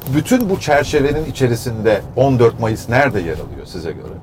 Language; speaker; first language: Turkish; native; Turkish